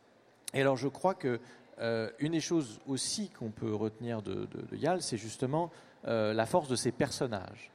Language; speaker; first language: French; native; French